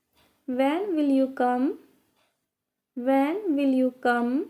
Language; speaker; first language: English; non-native, local second language; Hindi